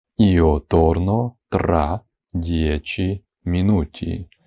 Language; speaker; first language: Italian; non-native, fluent; Ukrainian